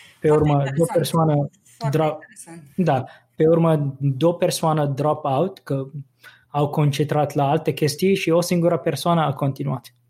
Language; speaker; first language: Romanian; non-native, fluent; Arabic